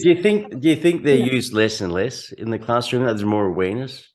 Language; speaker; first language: English; native; English